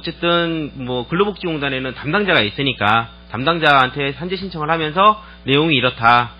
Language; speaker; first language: Korean; native; Korean